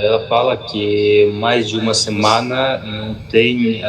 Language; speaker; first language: Portuguese; non-native, fluent; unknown